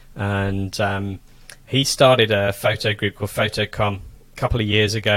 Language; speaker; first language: English; native; English